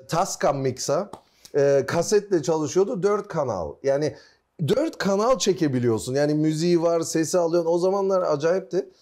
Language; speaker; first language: Turkish; early bilingual, heritage; Turkish